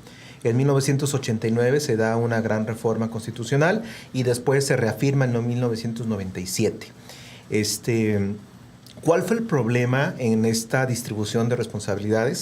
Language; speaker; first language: Spanish; native; Spanish